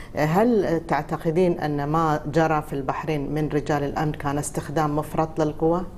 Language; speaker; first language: Arabic; native; Arabic